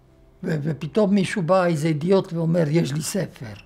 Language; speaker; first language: Hebrew; non-native, fluent; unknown